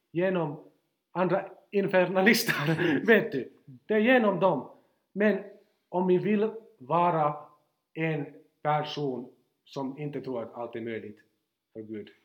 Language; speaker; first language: Swedish; non-native, local second language; Finnish